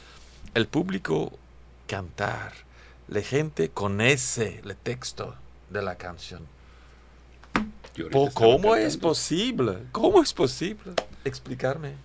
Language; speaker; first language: Spanish; non-native, learner; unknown